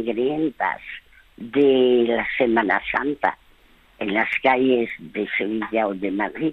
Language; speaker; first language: Spanish; early bilingual, other home language; French